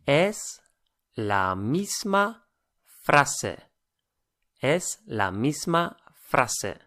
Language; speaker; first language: Spanish; non-native, fluent; English